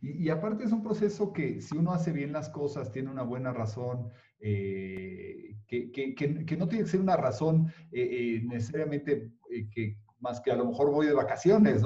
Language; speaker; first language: Spanish; native; Spanish